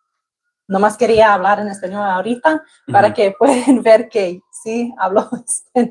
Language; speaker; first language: Spanish; non-native, learner; English